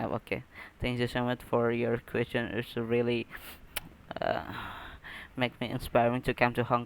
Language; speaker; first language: English; non-native, learner; Indonesian